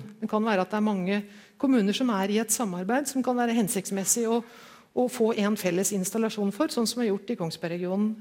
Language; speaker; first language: Norwegian; native; Norwegian